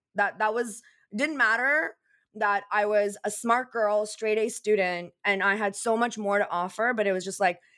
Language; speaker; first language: English; early bilingual, other home language; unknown